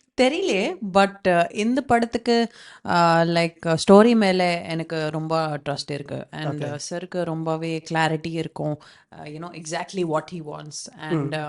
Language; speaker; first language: Tamil; non-native, fluent; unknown